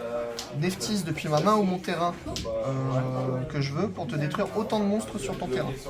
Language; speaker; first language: French; native; French